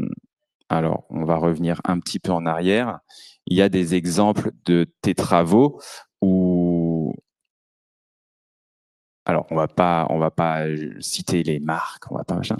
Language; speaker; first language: French; native; French